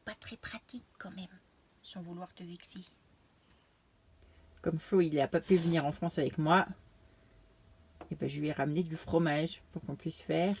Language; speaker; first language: French; native; French